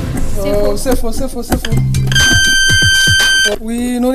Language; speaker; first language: French; non-native, local second language; Comorian